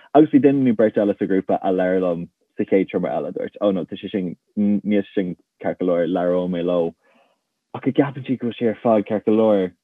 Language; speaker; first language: Irish; non-native, local second language; English